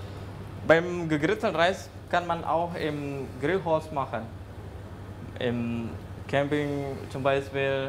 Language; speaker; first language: German; non-native, learner; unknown